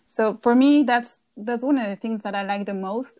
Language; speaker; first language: English; non-native, fluent; Spanish